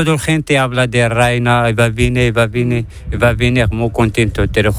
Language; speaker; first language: Spanish; non-native, learner; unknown